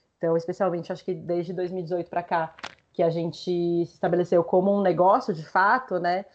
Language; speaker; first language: Portuguese; early bilingual, other home language; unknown